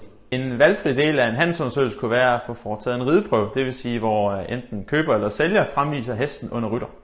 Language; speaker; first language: Danish; native; Danish